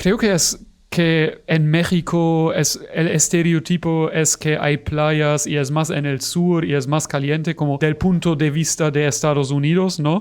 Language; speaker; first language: Spanish; non-native, fluent; German